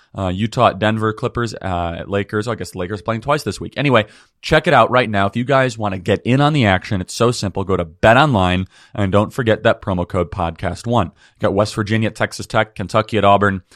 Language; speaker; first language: English; native; English